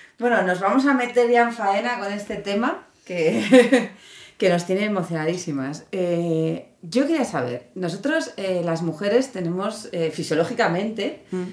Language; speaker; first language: Spanish; native; Spanish